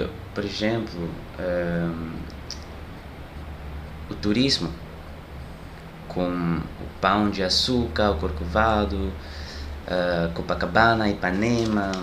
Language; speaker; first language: Portuguese; non-native, learner; French